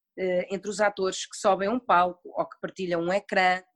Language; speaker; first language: Portuguese; native; Portuguese